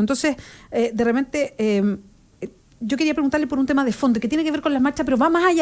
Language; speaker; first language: Spanish; native; Spanish